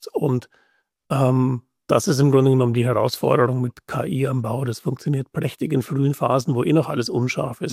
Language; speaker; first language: German; native; German